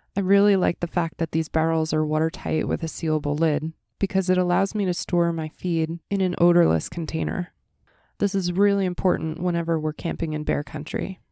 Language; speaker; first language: English; native; English